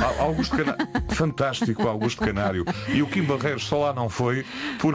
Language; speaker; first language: Portuguese; native; Portuguese